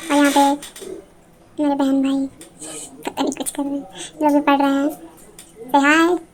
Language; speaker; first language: Hindi; native; Hindi